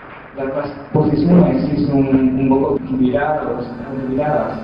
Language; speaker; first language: Spanish; non-native, fluent; Chinese